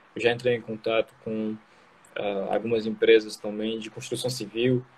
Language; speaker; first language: Portuguese; non-native, fluent; French